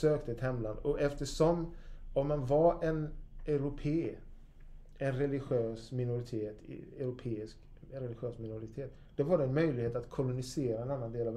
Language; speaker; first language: Swedish; native; Swedish